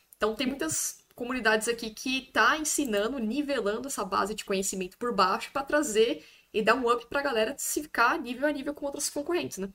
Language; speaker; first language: Portuguese; native; Portuguese